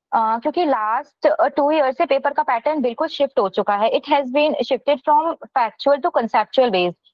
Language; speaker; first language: Hindi; native; Hindi